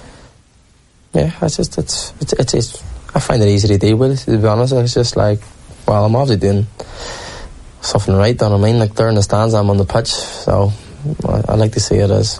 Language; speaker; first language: English; native; English